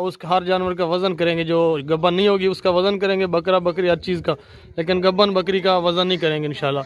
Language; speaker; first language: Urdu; non-native, local second language; Punjabi